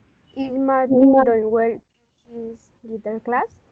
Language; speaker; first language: English; non-native, learner; Spanish